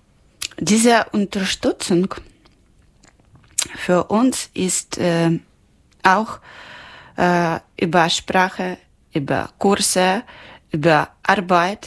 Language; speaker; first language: German; non-native, learner; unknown